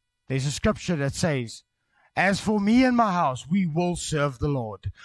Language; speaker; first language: English; non-native, local second language; Afrikaans